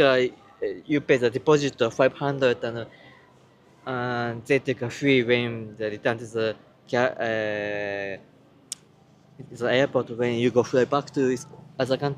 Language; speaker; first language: English; non-native, learner; Japanese